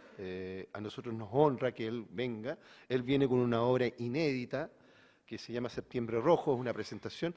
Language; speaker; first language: Spanish; native; Spanish